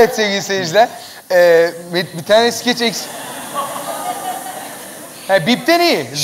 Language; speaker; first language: Turkish; native; Turkish